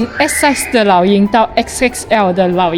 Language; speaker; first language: Chinese; native; Chinese